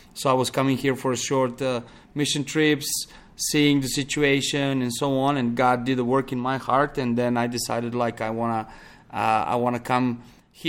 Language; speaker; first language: English; non-native, fluent; Serbian